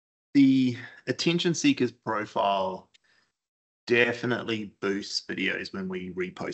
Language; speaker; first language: English; native; English